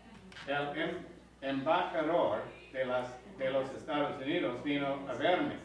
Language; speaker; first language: Spanish; non-native, learner; English